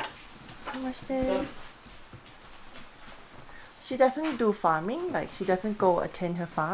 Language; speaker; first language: English; non-native, fluent; Thai